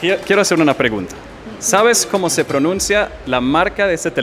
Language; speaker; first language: Spanish; non-native, fluent; English